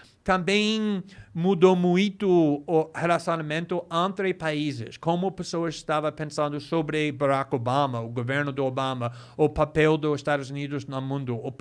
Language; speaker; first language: Portuguese; non-native, fluent; English